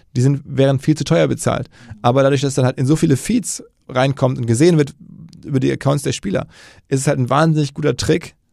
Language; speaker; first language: German; native; German